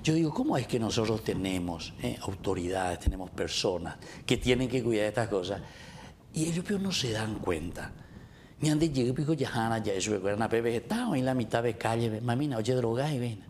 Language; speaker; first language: Spanish; native; Spanish